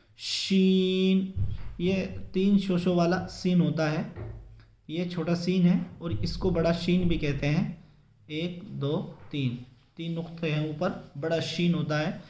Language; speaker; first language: Urdu; native; Urdu